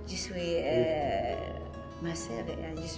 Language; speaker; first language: French; non-native, learner; Arabic